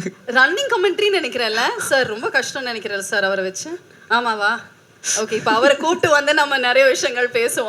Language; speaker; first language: Tamil; native; Tamil